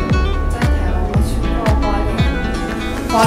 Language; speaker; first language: Chinese; non-native, learner; Mongolian